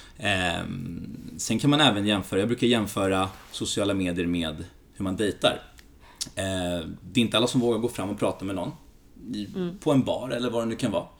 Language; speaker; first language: Swedish; early bilingual, other home language; Greek